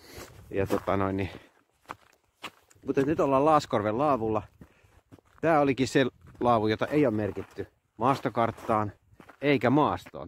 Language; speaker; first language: Finnish; native; Finnish